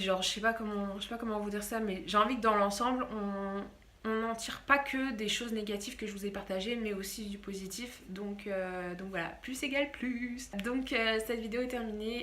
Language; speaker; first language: French; native; French